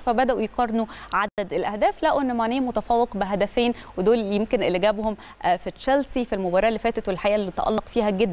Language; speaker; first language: Arabic; native; Arabic